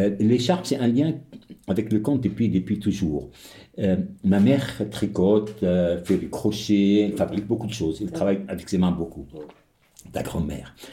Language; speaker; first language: French; non-native, local second language; Arabic